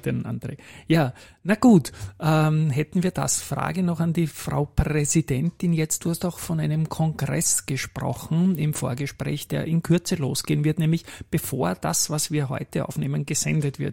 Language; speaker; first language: German; native; German